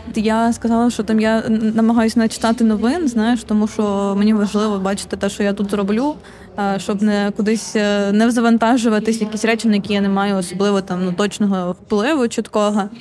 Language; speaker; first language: Ukrainian; native; Ukrainian